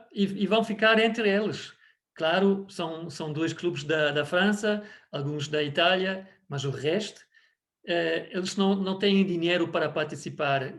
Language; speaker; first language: Portuguese; non-native, fluent; German